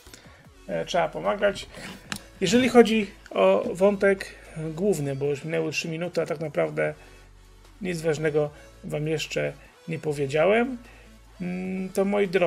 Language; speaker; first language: Polish; native; Polish